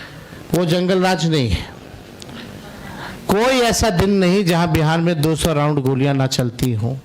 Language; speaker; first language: Hindi; native; Hindi